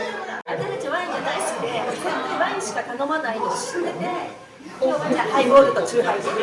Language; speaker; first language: Japanese; native; Japanese